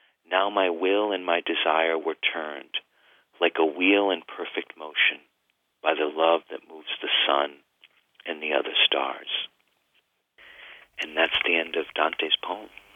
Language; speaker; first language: English; native; English